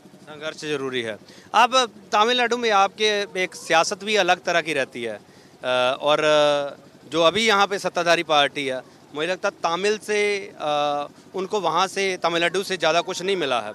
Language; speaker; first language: Hindi; non-native, local second language; Punjabi